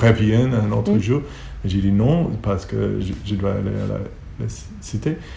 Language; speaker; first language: French; non-native, learner; Hebrew